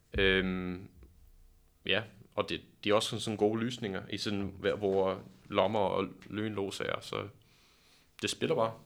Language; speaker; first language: Danish; non-native, fluent; English